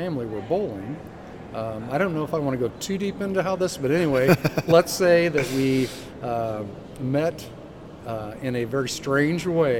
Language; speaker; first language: English; native; English